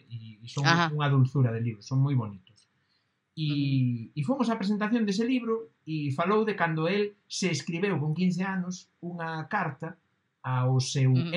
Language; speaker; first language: Galician; non-native, local second language; Spanish